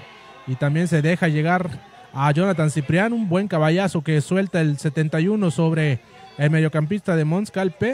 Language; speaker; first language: Spanish; native; Spanish